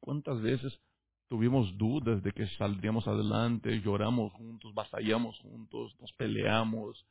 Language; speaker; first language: Spanish; native; Spanish